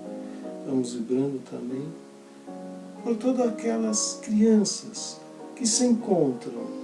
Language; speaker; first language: Portuguese; native; Portuguese